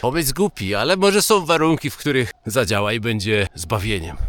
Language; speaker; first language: Polish; native; Polish